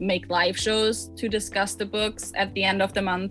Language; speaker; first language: English; non-native, fluent; German